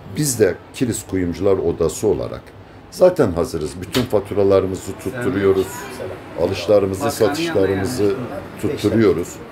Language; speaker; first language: Turkish; native; Turkish